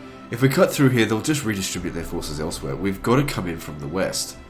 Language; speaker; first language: English; native; English